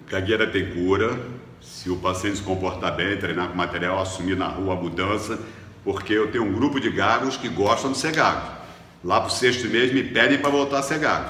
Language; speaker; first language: Portuguese; native; Portuguese